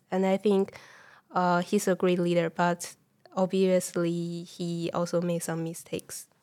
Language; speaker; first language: English; non-native, fluent; Chinese